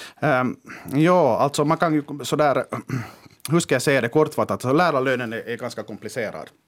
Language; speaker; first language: Swedish; native; Swedish